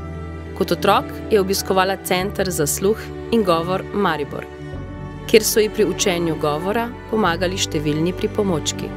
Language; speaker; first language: Slovenian; native; Slovenian